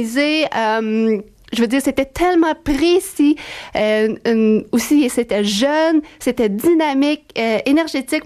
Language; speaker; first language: French; native; French